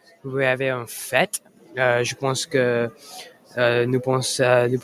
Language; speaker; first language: French; non-native, learner; English